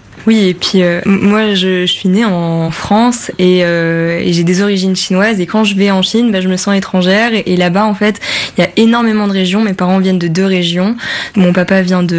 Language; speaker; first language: French; early bilingual, other home language; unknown